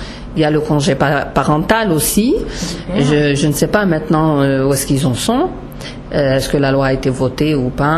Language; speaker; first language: French; non-native, local second language; Arabic